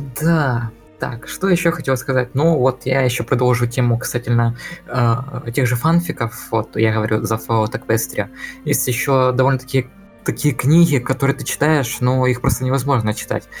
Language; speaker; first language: Russian; native; Russian